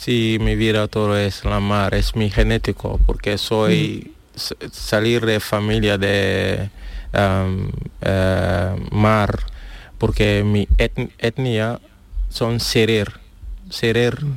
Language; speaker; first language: Spanish; non-native, learner; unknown